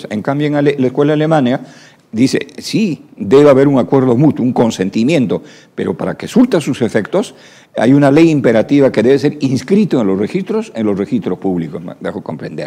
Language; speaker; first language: Spanish; native; Spanish